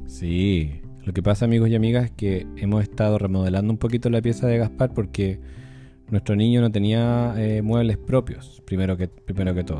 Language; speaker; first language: Spanish; native; Spanish